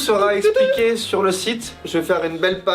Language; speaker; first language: French; native; French